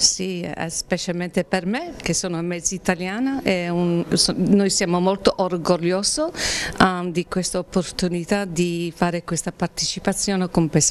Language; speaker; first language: Italian; early bilingual, heritage; English